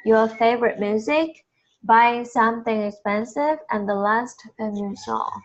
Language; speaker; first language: English; non-native, fluent; Vietnamese